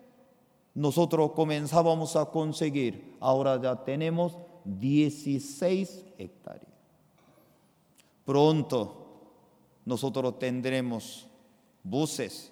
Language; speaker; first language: Spanish; non-native, fluent; Korean